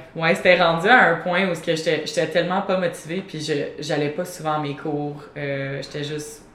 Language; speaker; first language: French; native; French